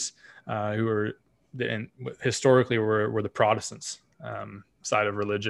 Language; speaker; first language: English; native; English